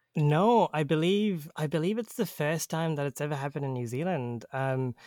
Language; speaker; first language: English; native; English